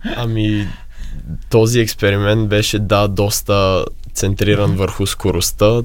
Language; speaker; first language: Bulgarian; native; Bulgarian